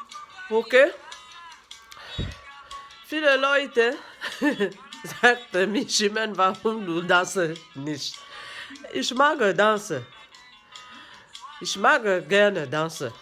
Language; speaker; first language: German; non-native, learner; French